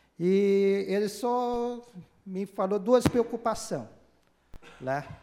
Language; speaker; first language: Portuguese; early bilingual, other home language; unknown